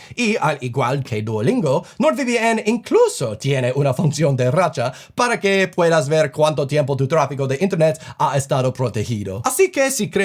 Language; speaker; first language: Spanish; non-native, learner; English